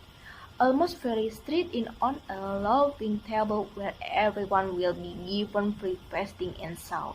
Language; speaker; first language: English; non-native, learner; Indonesian